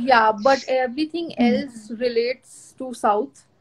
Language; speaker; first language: Hindi; non-native, local second language; Gujarati